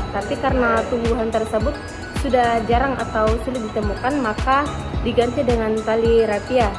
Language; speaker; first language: Indonesian; non-native, local second language; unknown